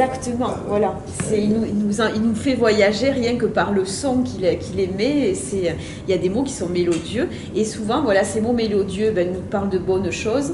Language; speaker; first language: French; native; French